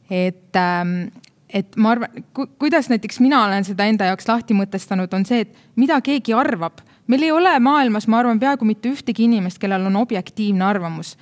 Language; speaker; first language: Estonian; native; Estonian